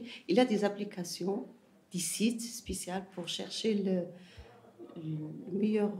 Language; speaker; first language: French; non-native, learner; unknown